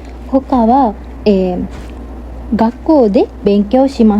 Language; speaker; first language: Japanese; non-native, fluent; Sinhala